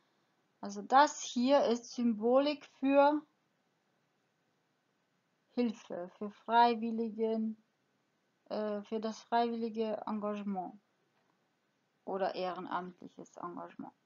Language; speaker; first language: German; non-native, fluent; Croatian